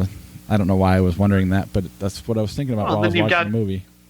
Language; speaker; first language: English; native; English